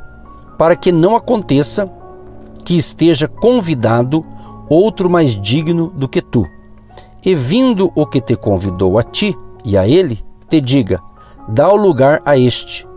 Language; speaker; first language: Portuguese; native; Portuguese